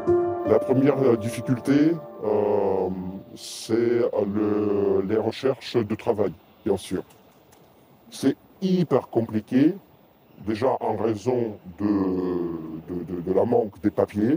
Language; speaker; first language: French; non-native, fluent; Russian